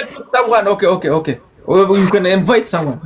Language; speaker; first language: English; non-native, learner; Amharic